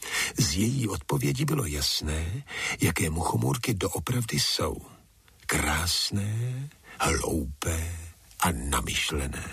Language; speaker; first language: Czech; native; Czech